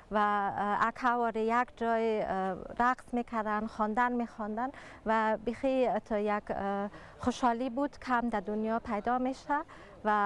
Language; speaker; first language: Persian; early bilingual, heritage; Persian